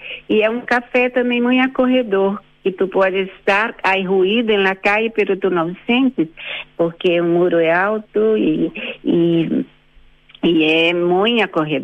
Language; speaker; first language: Spanish; non-native, fluent; Portuguese